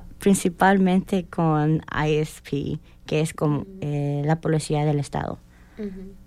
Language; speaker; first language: Spanish; early bilingual, heritage; Spanish